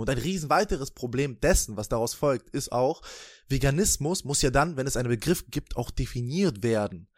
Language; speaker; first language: German; native; German